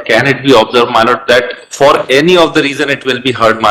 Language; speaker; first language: English; non-native, local second language; Hindi